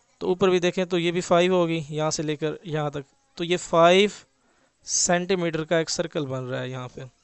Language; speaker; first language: Urdu; native; Urdu